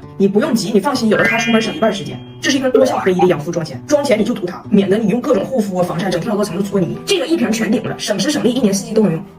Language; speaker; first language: Chinese; native; Chinese